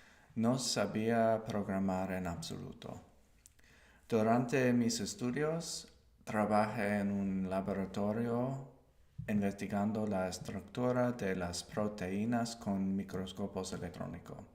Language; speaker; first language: Spanish; non-native, learner; English